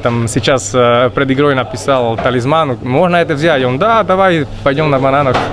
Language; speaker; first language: Russian; non-native, learner; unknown